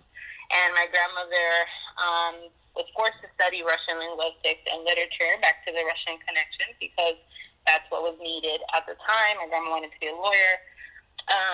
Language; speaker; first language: English; native; English